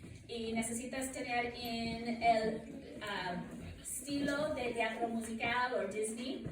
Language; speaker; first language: Spanish; non-native, learner; English